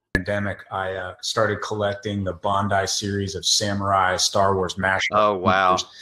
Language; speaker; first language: English; native; English